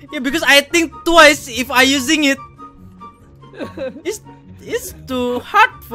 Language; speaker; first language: English; non-native, learner; Indonesian